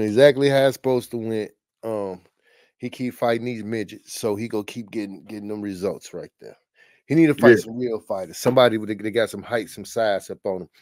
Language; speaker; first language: English; native; English